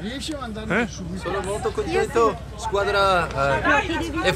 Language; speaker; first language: Italian; non-native, learner; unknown